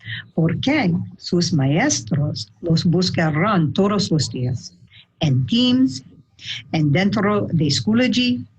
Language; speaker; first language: Spanish; non-native, learner; English